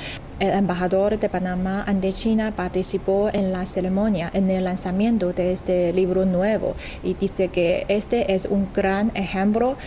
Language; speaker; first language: Spanish; non-native, fluent; Chinese